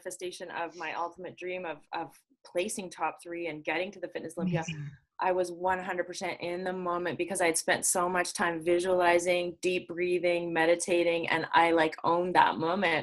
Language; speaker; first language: English; native; English